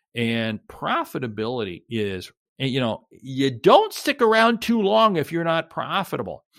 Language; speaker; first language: English; native; English